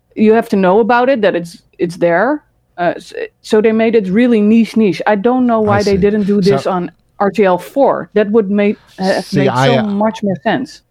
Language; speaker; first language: English; early bilingual, other home language; Dutch